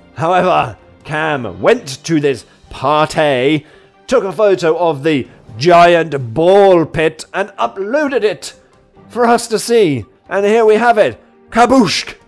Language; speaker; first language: English; native; English